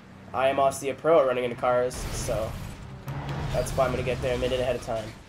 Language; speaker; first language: English; native; English